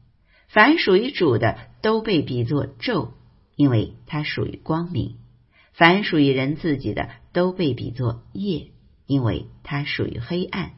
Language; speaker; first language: Chinese; native; Chinese